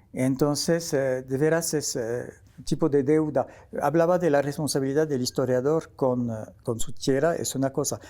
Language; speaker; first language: Spanish; non-native, fluent; French